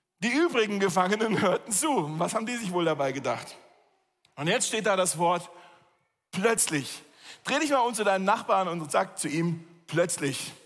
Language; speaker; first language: German; native; German